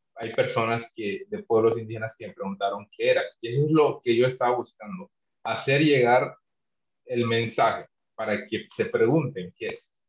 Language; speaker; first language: Spanish; non-native, local second language; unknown